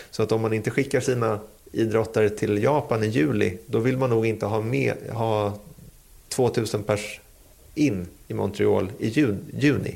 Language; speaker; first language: Swedish; native; Swedish